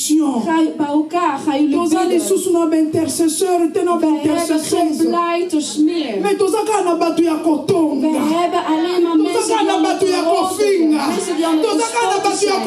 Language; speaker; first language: Dutch; non-native, learner; Lingala